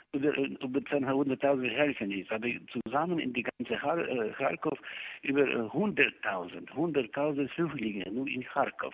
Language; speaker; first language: German; non-native, learner; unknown